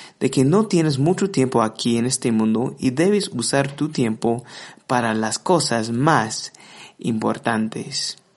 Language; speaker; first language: Spanish; non-native, fluent; English